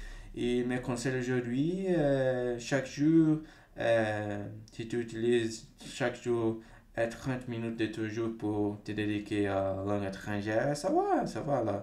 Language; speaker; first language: French; non-native, fluent; Portuguese